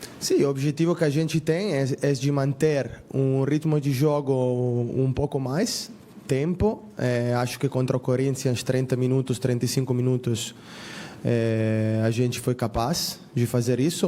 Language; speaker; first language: Portuguese; non-native, fluent; Spanish